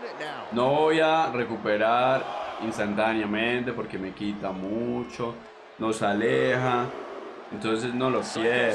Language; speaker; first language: Spanish; native; Spanish